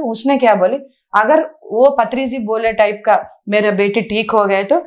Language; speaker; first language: Hindi; non-native, local second language; Telugu